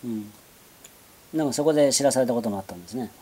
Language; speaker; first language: Japanese; native; Japanese